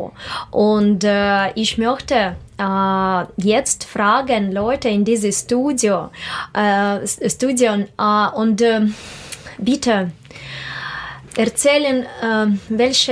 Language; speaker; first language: German; non-native, learner; Russian